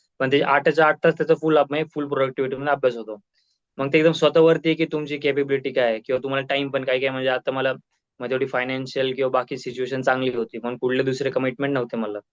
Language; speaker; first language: Marathi; native; Marathi